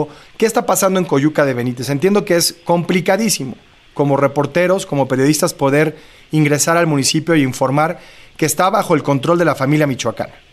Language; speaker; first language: Spanish; native; Spanish